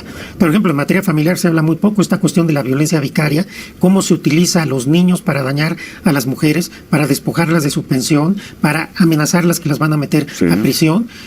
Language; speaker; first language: Spanish; native; Spanish